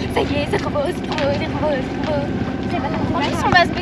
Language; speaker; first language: French; native; French